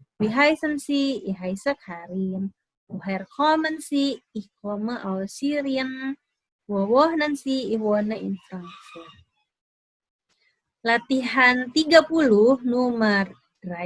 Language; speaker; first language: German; non-native, fluent; Indonesian